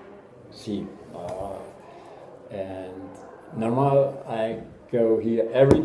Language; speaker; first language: English; non-native, learner; German